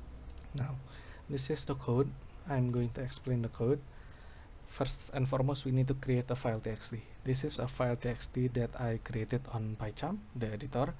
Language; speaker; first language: English; non-native, local second language; Indonesian